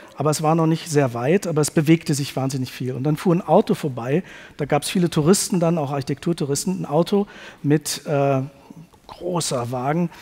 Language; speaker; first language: German; native; German